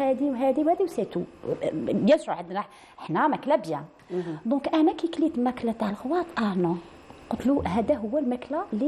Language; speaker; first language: Arabic; native; Arabic